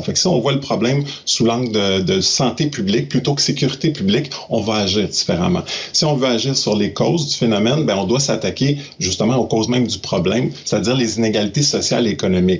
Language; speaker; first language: French; native; French